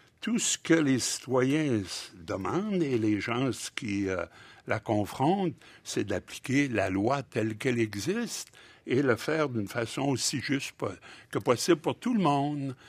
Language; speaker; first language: French; native; French